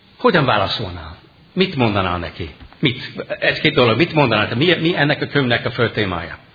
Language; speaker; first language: Hungarian; non-native, fluent; English